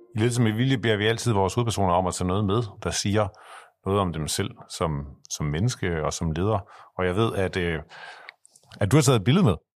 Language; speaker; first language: Danish; native; Danish